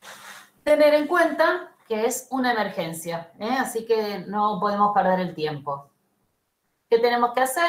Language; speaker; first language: Spanish; native; Spanish